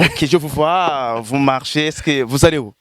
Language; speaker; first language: French; non-native, local second language; Rundi